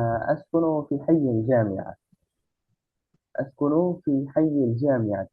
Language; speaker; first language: Arabic; non-native, fluent; Bangla